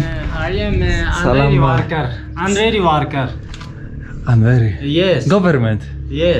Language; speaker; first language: English; non-native, learner; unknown